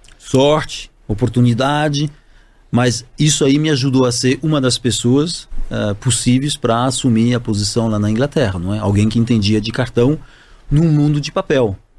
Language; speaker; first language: Portuguese; non-native, fluent; French